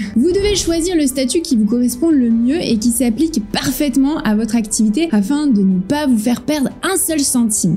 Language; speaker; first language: French; native; French